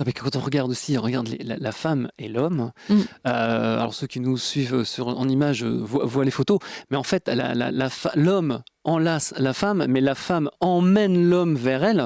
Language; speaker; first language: French; native; French